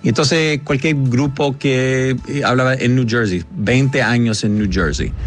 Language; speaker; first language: Spanish; early bilingual, heritage; Spanish